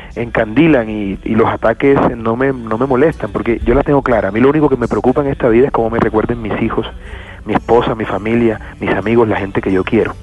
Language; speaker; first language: Spanish; native; Spanish